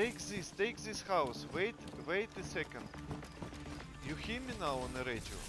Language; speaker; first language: English; non-native, learner; Russian